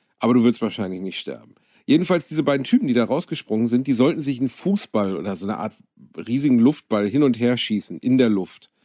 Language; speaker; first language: German; native; German